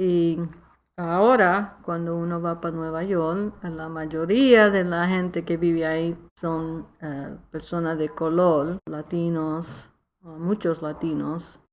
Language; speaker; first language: Spanish; early bilingual, heritage; Spanish